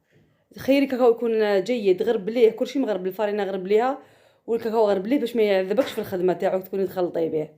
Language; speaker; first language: Arabic; native; Arabic